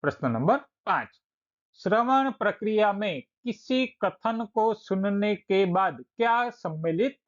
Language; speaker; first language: Hindi; non-native, local second language; Gujarati